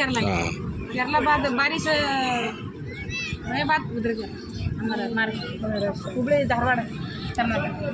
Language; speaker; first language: Hindi; non-native, local second language; Malayalam